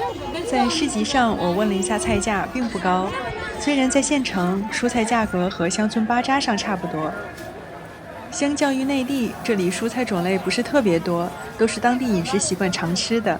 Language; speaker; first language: Chinese; native; Chinese